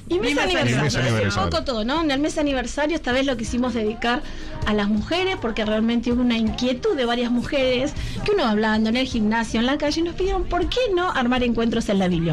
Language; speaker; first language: Spanish; native; Spanish